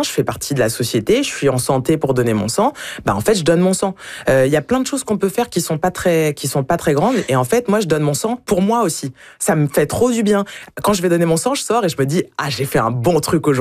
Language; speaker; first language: French; native; French